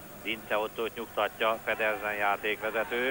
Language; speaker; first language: Hungarian; native; Hungarian